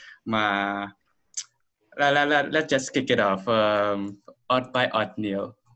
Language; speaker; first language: English; non-native, fluent; Dutch